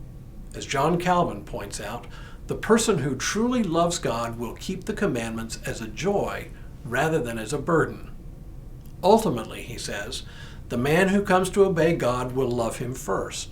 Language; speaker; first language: English; native; English